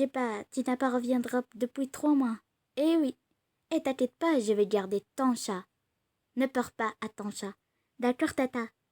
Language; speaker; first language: French; non-native, learner; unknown